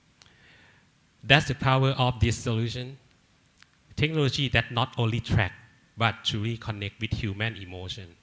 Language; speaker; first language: English; non-native, learner; Thai